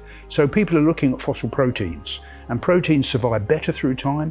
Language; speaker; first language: English; native; English